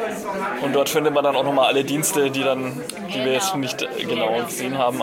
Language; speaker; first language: German; native; German